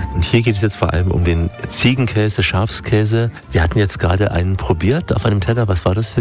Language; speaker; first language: German; native; German